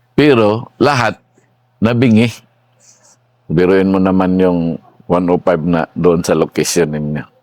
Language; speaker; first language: Filipino; non-native, local second language; Cebuano